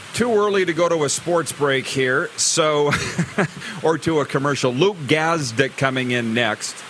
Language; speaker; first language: English; native; English